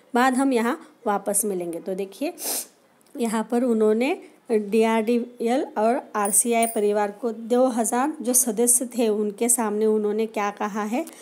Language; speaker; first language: Hindi; non-native, local second language; Marathi